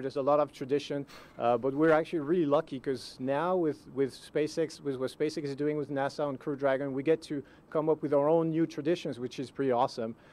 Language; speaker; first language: English; non-native, fluent; French